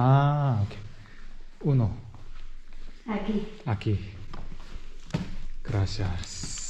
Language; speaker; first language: Spanish; non-native, learner; Korean